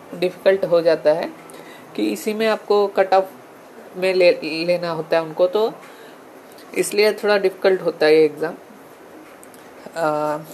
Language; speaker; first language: Hindi; non-native, local second language; Telugu